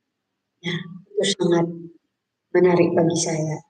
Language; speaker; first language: Indonesian; non-native, fluent; Filipino